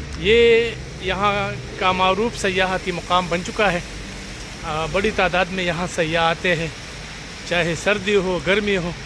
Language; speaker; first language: Urdu; non-native, local second language; Pashto